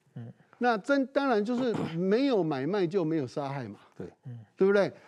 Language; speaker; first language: Chinese; native; Chinese